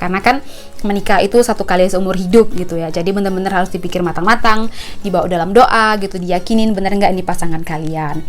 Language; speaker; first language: Indonesian; native; Indonesian